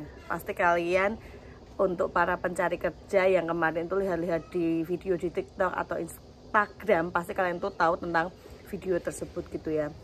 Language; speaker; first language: Indonesian; native; Indonesian